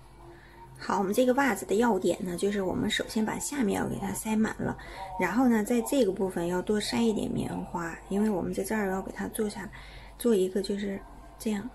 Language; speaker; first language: Chinese; native; Chinese